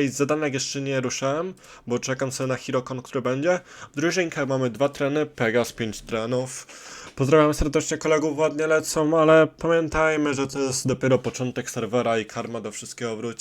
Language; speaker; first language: Polish; native; Polish